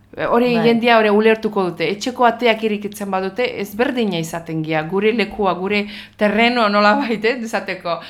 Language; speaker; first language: Basque; non-native, fluent; Azerbaijani